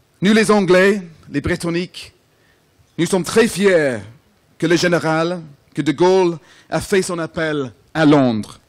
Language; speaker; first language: French; non-native, fluent; English